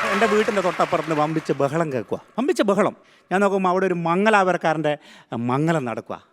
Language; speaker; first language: Malayalam; native; Malayalam